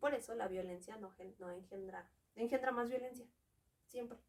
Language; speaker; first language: Spanish; native; Spanish